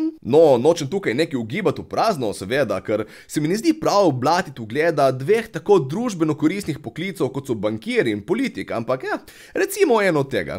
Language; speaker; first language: Slovenian; native; Slovenian